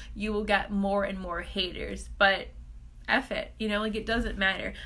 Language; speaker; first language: English; native; English